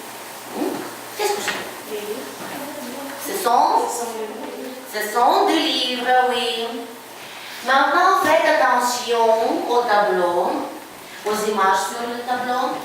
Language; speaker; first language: French; non-native, fluent; Ukrainian